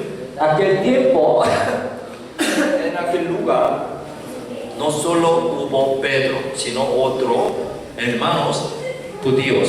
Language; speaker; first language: Spanish; non-native, learner; Korean